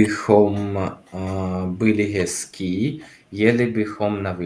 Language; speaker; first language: Czech; non-native, learner; Russian